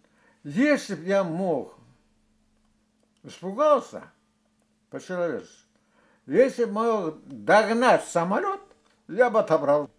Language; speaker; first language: Russian; non-native, local second language; Karachay-Balkar